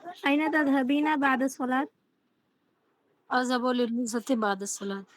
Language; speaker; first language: Arabic; non-native, learner; Urdu